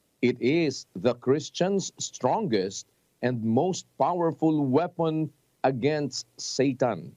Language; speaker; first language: English; non-native, local second language; Filipino